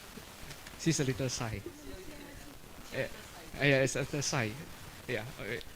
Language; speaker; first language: English; non-native, fluent; Indonesian